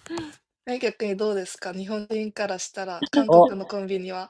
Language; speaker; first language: Japanese; non-native, fluent; Korean